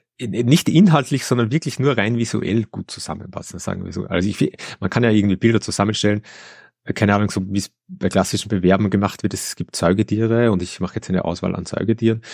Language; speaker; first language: German; native; German